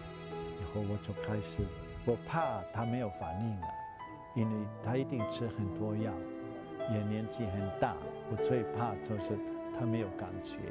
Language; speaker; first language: Chinese; non-native, fluent; German